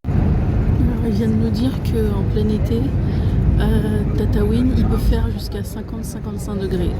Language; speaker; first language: French; native; French